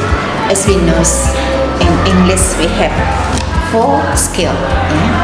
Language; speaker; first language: English; non-native, learner; Indonesian